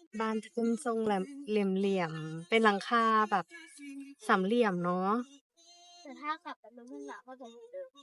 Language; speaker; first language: Thai; native; Thai